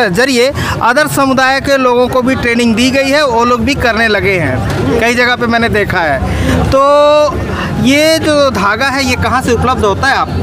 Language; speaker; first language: Hindi; native; Hindi